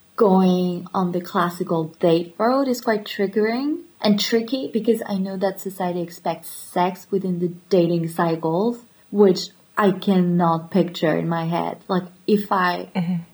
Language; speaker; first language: English; non-native, fluent; French